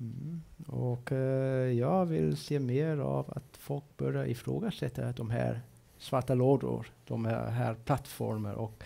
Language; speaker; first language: Swedish; non-native, fluent; English